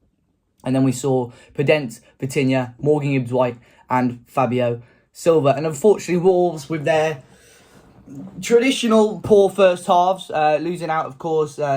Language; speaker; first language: English; native; English